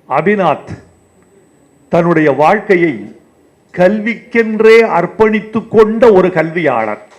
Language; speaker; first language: Tamil; native; Tamil